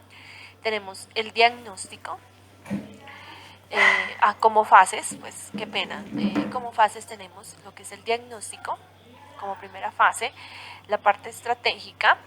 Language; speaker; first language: Spanish; native; Spanish